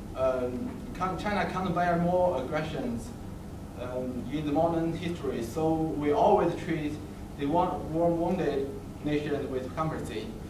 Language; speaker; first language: English; non-native, learner; Chinese